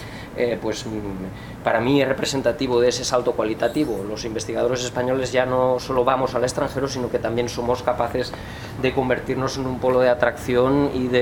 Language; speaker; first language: Spanish; native; Spanish